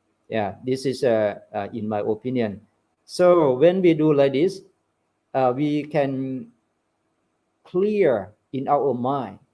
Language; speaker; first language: English; non-native, fluent; Thai